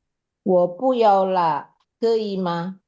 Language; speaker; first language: Chinese; non-native, learner; Indonesian